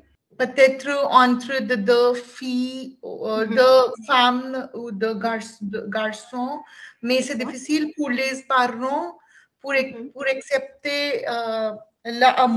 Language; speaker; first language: French; non-native, learner; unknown